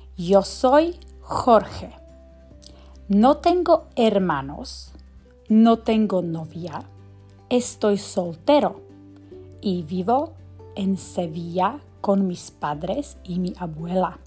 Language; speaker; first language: Spanish; non-native, fluent; Slovak